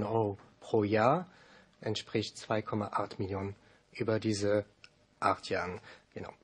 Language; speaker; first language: German; non-native, learner; French